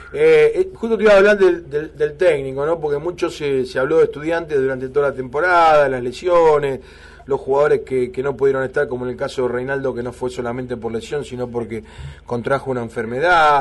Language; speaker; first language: Spanish; native; Spanish